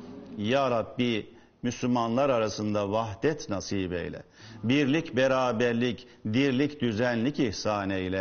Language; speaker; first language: Turkish; native; Turkish